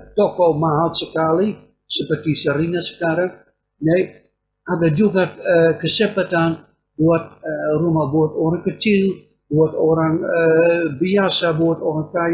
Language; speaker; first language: Indonesian; non-native, fluent; Dutch